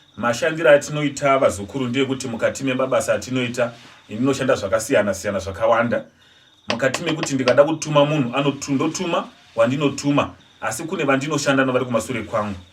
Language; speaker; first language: Shona; non-native, local second language; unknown